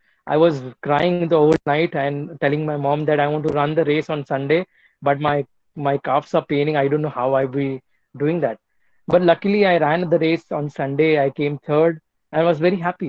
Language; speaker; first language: English; non-native, local second language; Telugu